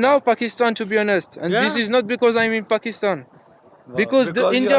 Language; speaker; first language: English; non-native, learner; French